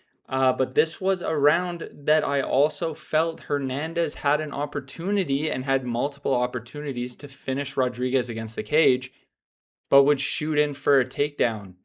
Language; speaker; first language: English; native; English